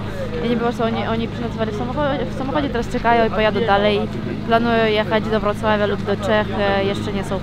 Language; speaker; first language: Polish; non-native, fluent; Ukrainian